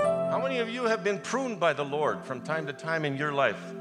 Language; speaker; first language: English; native; English